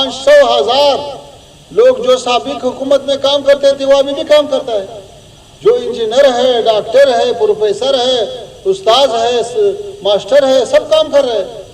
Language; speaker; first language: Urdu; non-native, fluent; Pashto